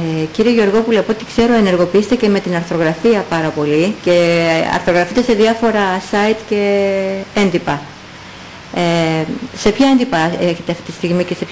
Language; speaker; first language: Greek; native; Greek